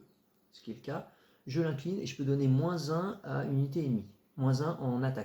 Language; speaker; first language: French; native; French